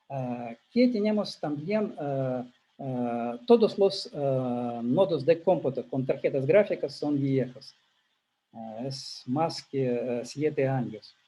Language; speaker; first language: Spanish; non-native, learner; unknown